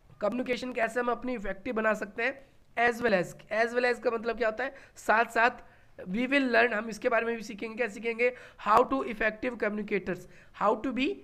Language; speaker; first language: Hindi; native; Hindi